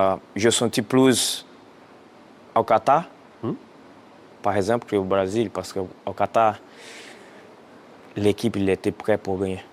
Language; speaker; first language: French; non-native, fluent; Portuguese